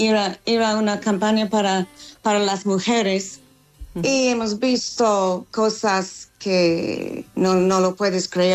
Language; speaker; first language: Spanish; non-native, fluent; English